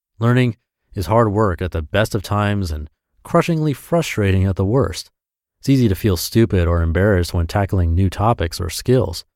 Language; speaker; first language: English; native; English